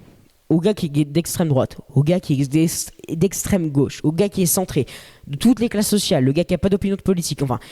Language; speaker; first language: French; native; French